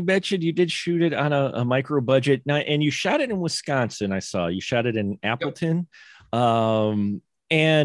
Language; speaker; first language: English; native; English